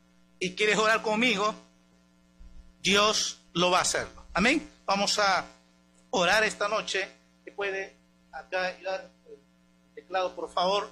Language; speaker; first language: Spanish; native; Spanish